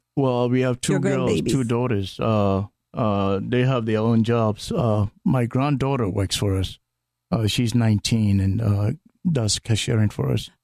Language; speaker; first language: English; non-native, local second language; Akan